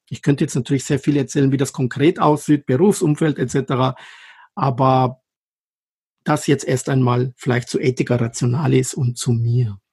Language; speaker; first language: German; non-native, fluent; Persian